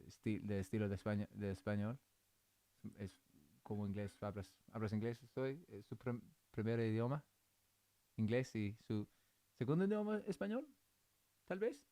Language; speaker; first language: Spanish; non-native, learner; English